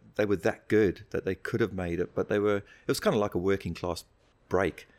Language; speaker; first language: English; native; English